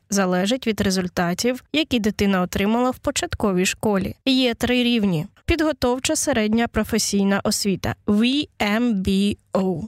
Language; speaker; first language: Ukrainian; native; Ukrainian